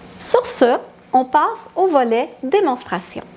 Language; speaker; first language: French; native; French